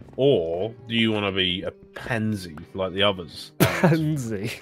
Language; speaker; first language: English; native; English